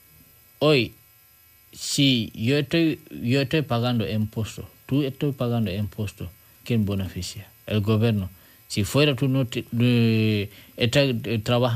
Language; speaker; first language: Spanish; non-native, learner; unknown